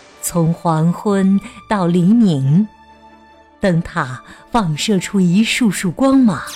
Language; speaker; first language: Chinese; native; Chinese